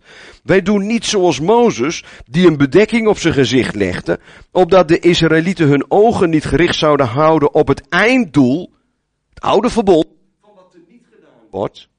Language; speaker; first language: Dutch; native; Dutch